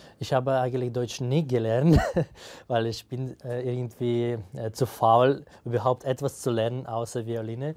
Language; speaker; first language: German; non-native, fluent; Russian